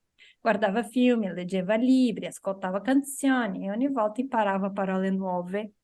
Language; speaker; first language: Italian; non-native, fluent; Portuguese